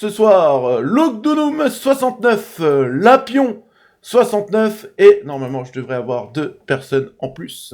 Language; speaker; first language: French; native; French